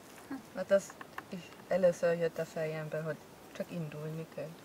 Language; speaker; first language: Hungarian; non-native, learner; German